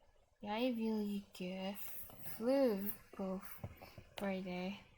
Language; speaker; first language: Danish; non-native, learner; English